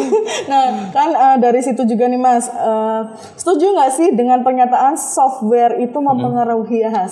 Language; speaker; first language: Indonesian; native; Indonesian